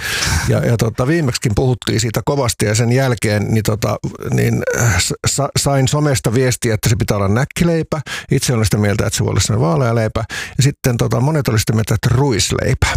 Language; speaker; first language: Finnish; native; Finnish